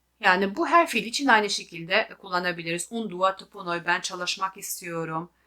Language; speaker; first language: Turkish; non-native, fluent; Albanian